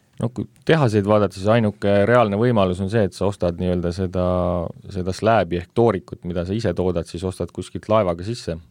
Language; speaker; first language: Estonian; native; Estonian